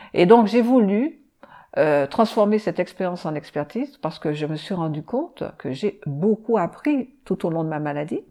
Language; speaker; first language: French; native; French